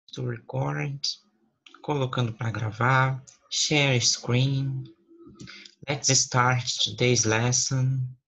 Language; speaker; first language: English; non-native, fluent; Portuguese